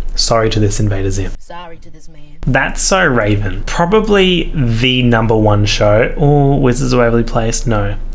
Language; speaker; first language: English; native; English